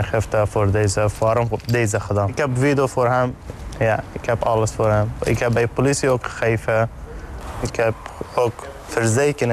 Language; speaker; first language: Dutch; non-native, learner; Arabic